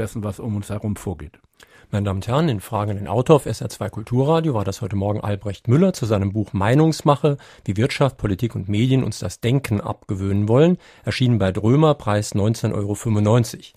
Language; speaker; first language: German; native; German